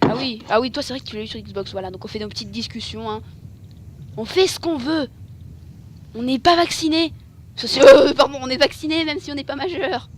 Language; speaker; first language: French; native; French